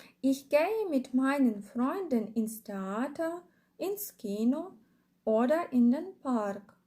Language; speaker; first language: German; non-native, fluent; Ukrainian